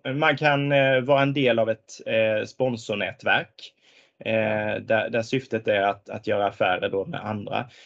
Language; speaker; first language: Swedish; native; Swedish